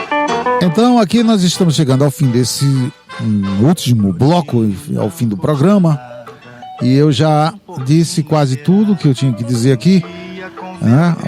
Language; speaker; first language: Portuguese; native; Portuguese